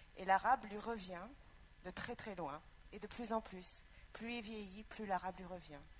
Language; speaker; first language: French; native; French